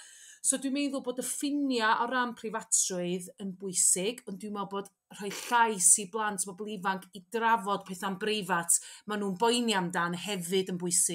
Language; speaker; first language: Welsh; native; Welsh